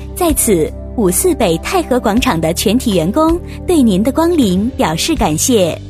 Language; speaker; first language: Chinese; native; Chinese